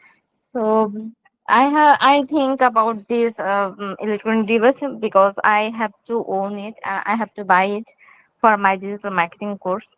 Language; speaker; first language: English; non-native, learner; Bangla